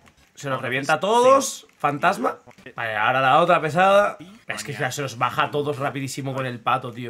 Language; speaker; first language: Spanish; native; Spanish